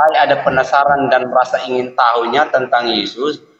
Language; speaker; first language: Indonesian; native; Indonesian